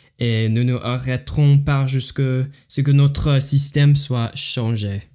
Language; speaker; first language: French; non-native, learner; English